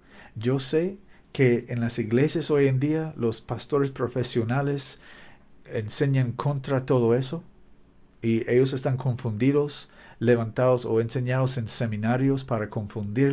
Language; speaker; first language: Spanish; non-native, learner; English